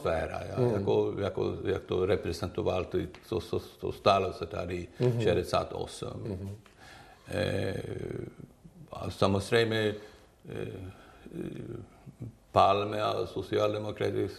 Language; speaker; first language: Czech; non-native, learner; Swedish